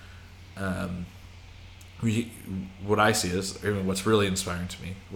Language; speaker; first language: English; native; English